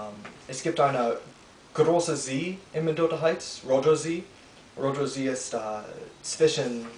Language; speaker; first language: German; non-native, learner; English